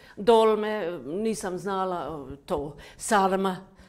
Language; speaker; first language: Croatian; non-native, fluent; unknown